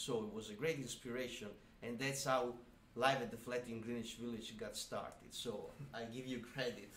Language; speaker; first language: English; non-native, fluent; Italian